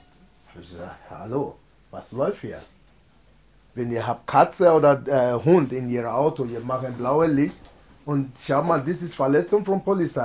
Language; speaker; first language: German; non-native, learner; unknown